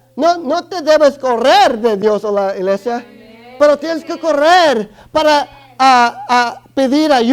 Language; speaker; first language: Spanish; early bilingual, other home language; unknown